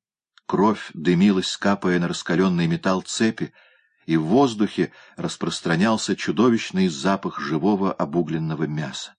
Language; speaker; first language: Russian; native; Russian